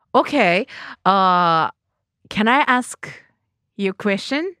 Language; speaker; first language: English; non-native, learner; Japanese